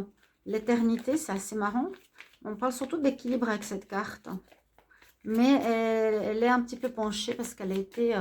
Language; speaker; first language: French; native; French